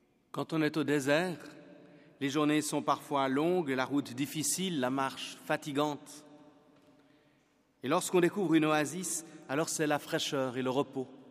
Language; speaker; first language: French; native; French